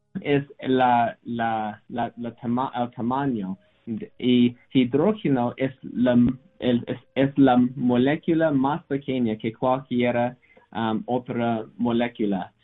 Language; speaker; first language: Spanish; non-native, learner; English